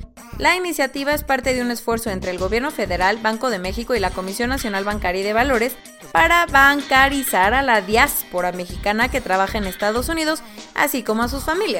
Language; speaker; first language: Spanish; native; Spanish